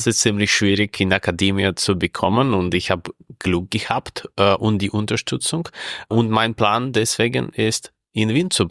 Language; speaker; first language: German; non-native, fluent; Russian